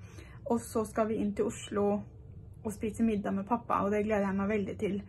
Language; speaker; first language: Norwegian; native; Norwegian